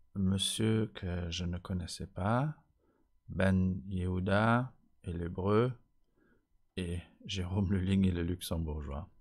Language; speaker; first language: French; non-native, fluent; Luxembourgish